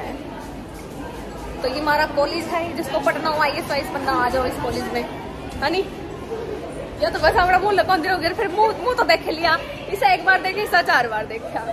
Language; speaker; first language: Hindi; native; Hindi